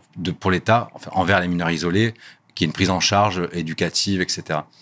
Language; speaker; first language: French; native; French